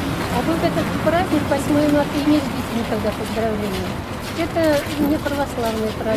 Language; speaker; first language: Russian; native; Russian